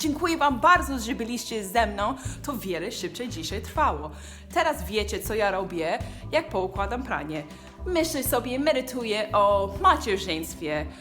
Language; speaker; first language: Polish; non-native, learner; English